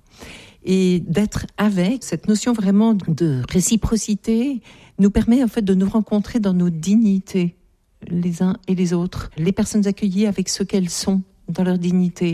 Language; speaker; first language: French; native; French